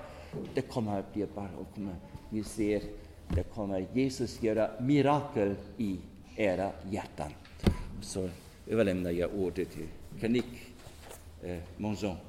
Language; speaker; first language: Swedish; non-native, fluent; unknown